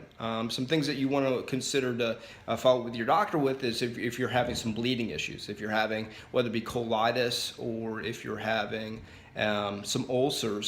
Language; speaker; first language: English; native; English